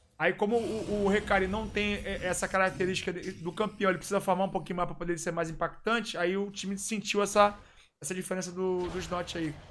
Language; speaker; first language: Portuguese; native; Portuguese